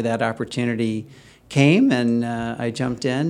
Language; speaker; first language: English; native; English